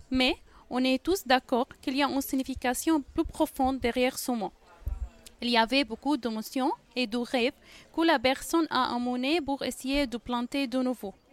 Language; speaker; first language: French; non-native, fluent; Arabic